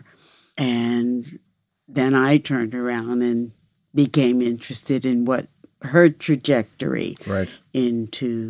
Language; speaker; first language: English; native; English